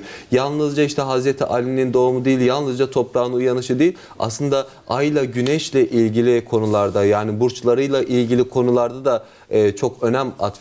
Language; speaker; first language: Turkish; native; Turkish